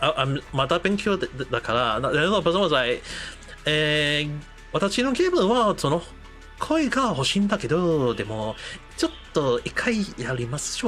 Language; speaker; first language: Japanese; non-native, learner; English